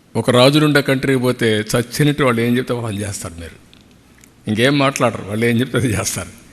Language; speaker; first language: Telugu; native; Telugu